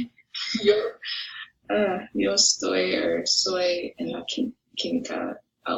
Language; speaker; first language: Spanish; non-native, learner; English